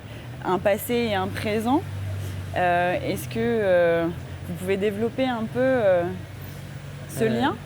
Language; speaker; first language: French; native; French